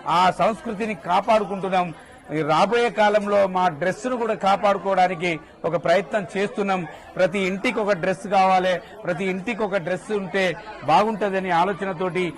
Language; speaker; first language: Telugu; non-native, local second language; Lambadi